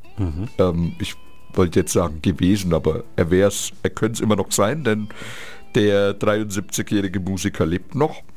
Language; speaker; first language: German; early bilingual, other home language; Turkish